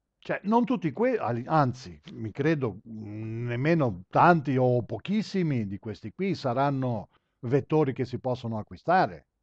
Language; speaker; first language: Italian; early bilingual, heritage; Italian